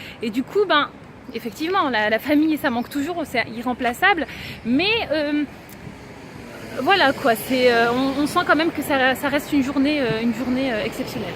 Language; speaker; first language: French; native; French